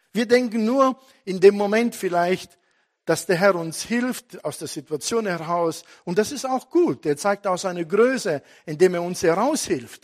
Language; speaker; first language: German; non-native, fluent; Italian